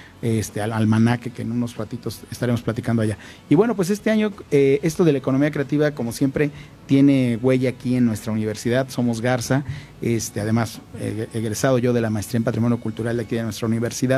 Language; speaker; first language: Spanish; native; Spanish